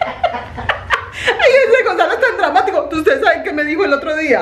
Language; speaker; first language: Spanish; native; Spanish